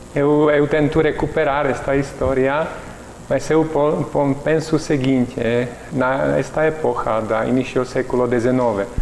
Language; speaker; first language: Portuguese; non-native, learner; Czech